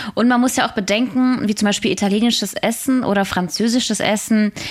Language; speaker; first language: German; early bilingual, other home language; Russian